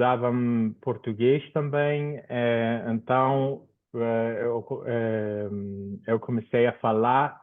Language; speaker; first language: Portuguese; non-native, fluent; Spanish